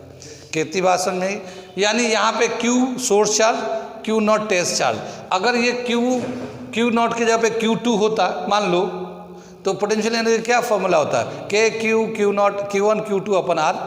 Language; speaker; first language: Hindi; native; Hindi